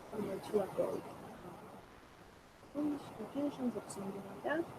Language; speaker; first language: English; non-native, fluent; Spanish